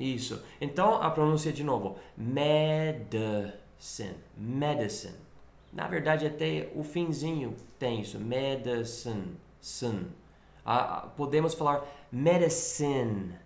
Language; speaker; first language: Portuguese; non-native, fluent; English